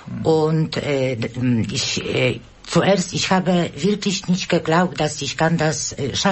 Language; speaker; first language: German; non-native, learner; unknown